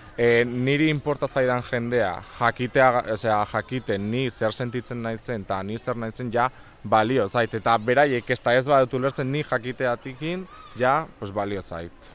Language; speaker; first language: Basque; non-native, local second language; Spanish